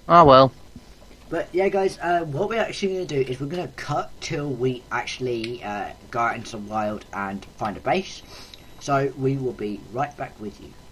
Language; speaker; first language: English; native; English